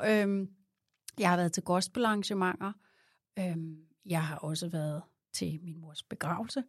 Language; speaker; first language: Danish; native; Danish